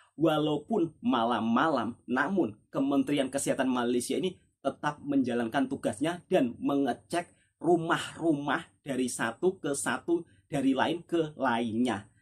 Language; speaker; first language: Indonesian; native; Indonesian